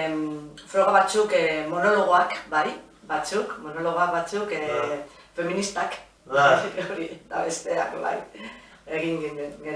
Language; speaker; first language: Basque; non-native, local second language; Spanish